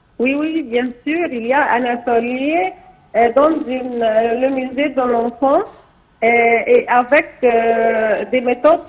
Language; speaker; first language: French; non-native, fluent; Arabic